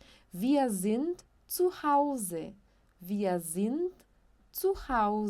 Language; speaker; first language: German; non-native, fluent; Portuguese